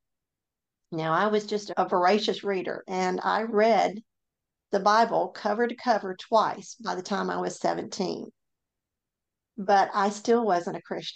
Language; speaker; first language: English; native; English